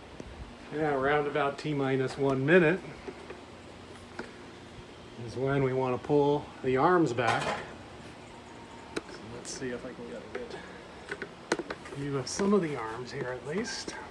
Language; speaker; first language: English; native; English